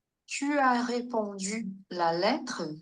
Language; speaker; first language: French; non-native, learner; Portuguese